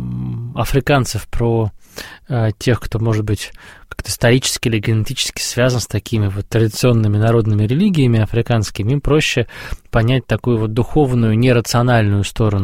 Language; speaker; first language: Russian; native; Russian